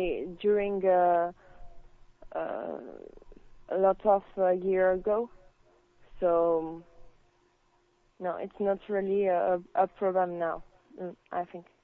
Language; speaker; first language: English; non-native, learner; French